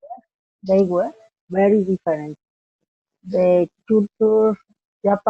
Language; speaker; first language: English; non-native, learner; Spanish